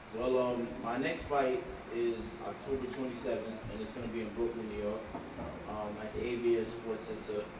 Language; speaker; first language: English; native; English